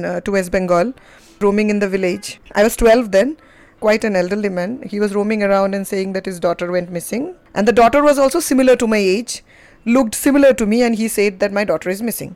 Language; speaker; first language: English; non-native, local second language; Bangla